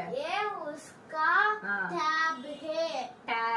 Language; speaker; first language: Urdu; non-native, local second language; Tamil